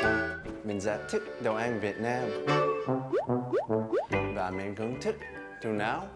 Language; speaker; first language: Vietnamese; early bilingual, heritage; Vietnamese